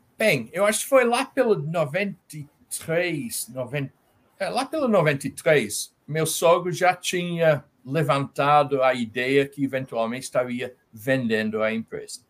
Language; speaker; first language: Portuguese; non-native, fluent; English